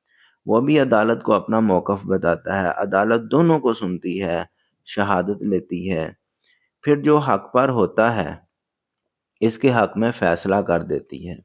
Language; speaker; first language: Urdu; native; Urdu